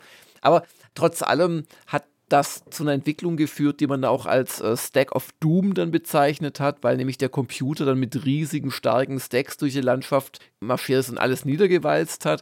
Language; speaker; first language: German; native; German